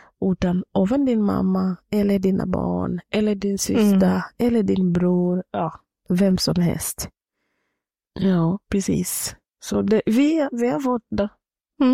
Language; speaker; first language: Swedish; non-native, fluent; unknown